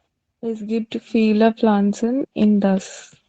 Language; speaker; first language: German; non-native, learner; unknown